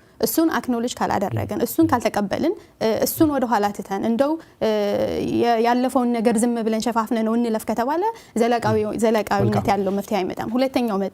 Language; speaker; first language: Amharic; non-native, local second language; Tigrinya